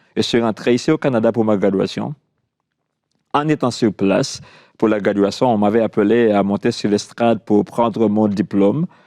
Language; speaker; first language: French; non-native, local second language; Haitian Creole